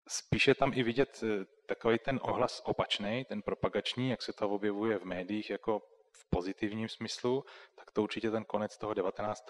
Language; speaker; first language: Czech; native; Czech